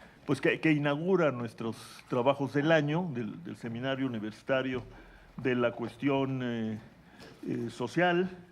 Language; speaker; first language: Spanish; native; Spanish